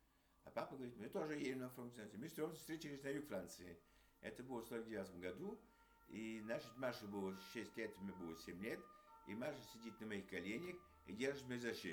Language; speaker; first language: Russian; early bilingual, heritage; Russian